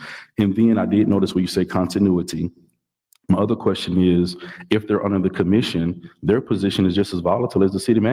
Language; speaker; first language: English; native; English